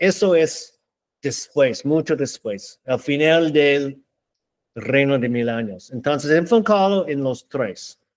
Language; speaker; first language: Spanish; non-native, learner; English